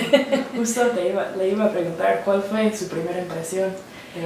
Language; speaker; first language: Spanish; non-native, learner; English